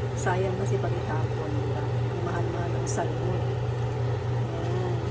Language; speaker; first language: Filipino; non-native, local second language; Cebuano